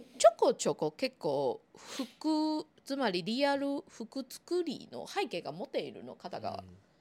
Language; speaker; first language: Japanese; non-native, fluent; Chinese